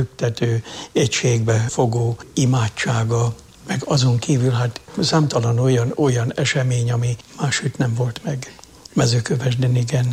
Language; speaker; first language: Hungarian; native; Hungarian